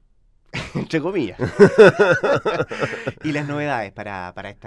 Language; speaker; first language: Spanish; native; Spanish